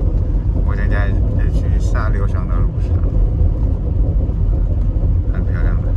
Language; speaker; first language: Chinese; non-native, fluent; Vietnamese